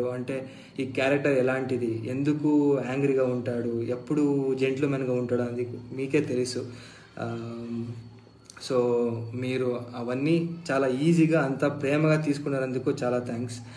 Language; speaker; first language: Telugu; non-native, fluent; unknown